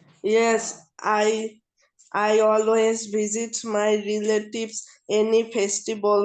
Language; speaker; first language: English; non-native, learner; Bangla